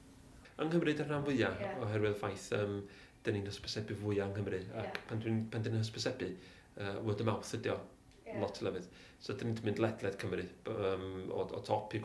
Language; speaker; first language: Welsh; native; Welsh